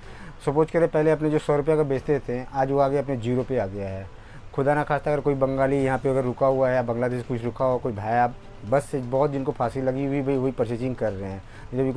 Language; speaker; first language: Hindi; native; Hindi